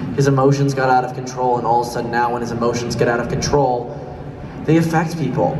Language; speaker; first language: English; native; English